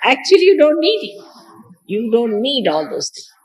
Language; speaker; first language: English; non-native, local second language; Marathi